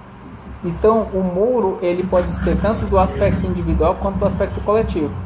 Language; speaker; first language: Portuguese; native; Portuguese